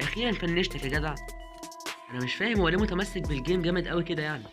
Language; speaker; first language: Arabic; native; Arabic